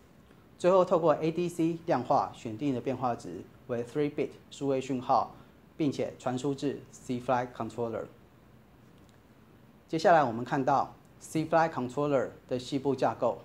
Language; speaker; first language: Chinese; native; Chinese